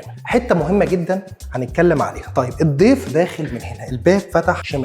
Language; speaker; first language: Arabic; native; Arabic